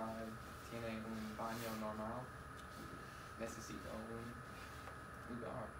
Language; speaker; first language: Spanish; non-native, learner; English